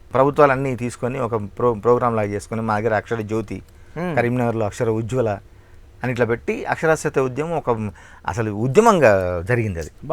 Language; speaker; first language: Telugu; native; Telugu